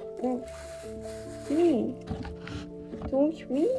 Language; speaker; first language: French; non-native, learner; Russian